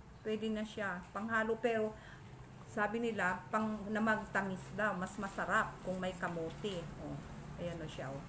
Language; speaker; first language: Filipino; non-native, local second language; Masbatenyo